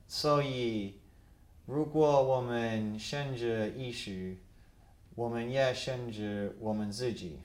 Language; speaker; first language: Chinese; non-native, fluent; English